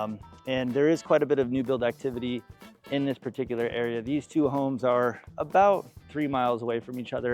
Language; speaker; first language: English; native; English